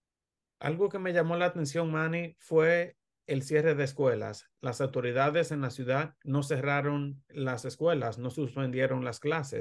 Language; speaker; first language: Spanish; early bilingual, heritage; Spanish